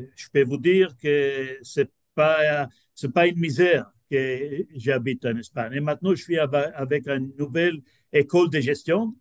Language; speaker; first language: French; non-native, fluent; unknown